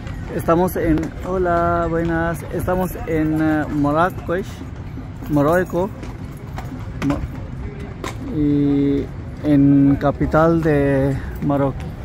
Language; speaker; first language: Spanish; non-native, learner; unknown